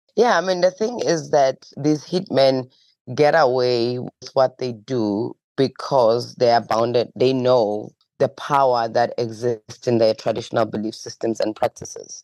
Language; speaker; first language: English; non-native, local second language; Zulu